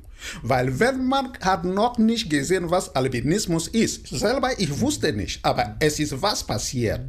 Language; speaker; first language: German; non-native, fluent; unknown